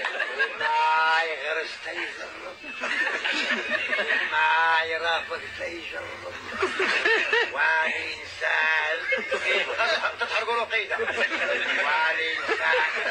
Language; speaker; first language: Arabic; native; Arabic